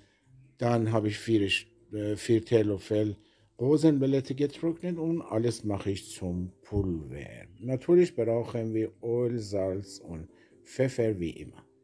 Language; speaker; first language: German; non-native, learner; Persian